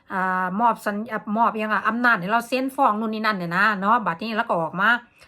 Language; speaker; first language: Thai; native; Thai